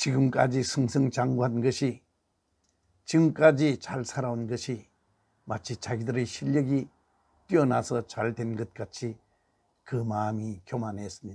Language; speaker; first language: Korean; native; Korean